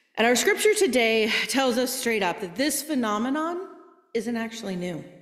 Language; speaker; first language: English; native; English